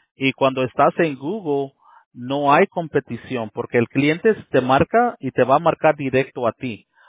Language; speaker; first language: Spanish; early bilingual, heritage; Spanish